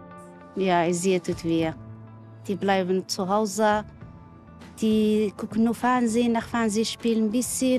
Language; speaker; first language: German; non-native, learner; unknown